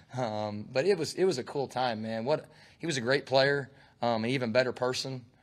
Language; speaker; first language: English; native; English